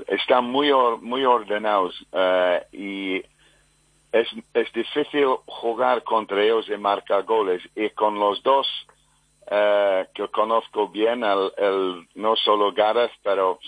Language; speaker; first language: Spanish; non-native, fluent; English